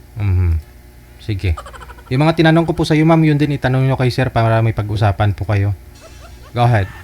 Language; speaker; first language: Filipino; native; Filipino